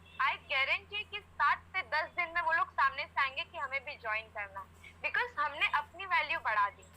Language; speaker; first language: Hindi; non-native, local second language; Gujarati